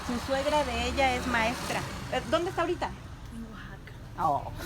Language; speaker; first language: Spanish; native; Spanish